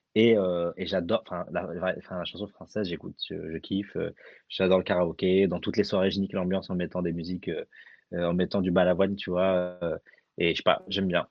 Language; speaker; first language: French; early bilingual, other home language; Arabic